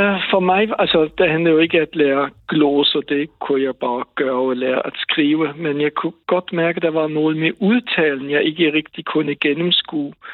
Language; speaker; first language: Danish; non-native, fluent; Swiss German